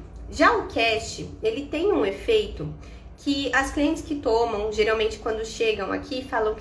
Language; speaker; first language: Portuguese; native; Portuguese